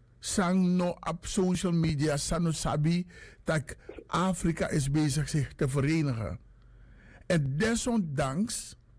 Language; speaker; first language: Dutch; native; Dutch